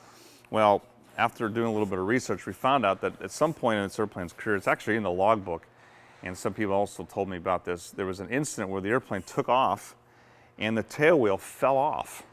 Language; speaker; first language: English; native; English